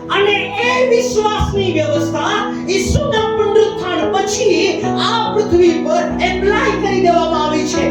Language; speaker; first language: Gujarati; non-native, local second language; Gamit